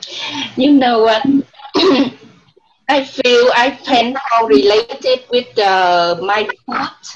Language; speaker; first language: English; non-native, learner; Vietnamese